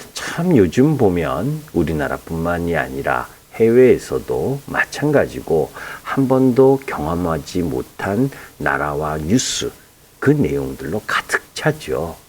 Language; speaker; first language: Korean; native; Korean